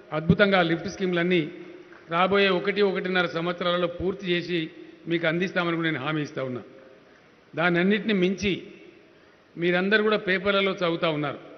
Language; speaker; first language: Telugu; native; Telugu